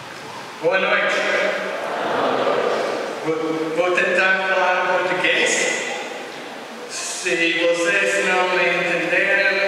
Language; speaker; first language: Portuguese; non-native, learner; English